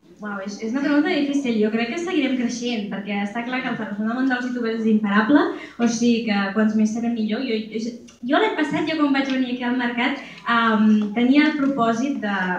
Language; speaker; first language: Catalan; native; Catalan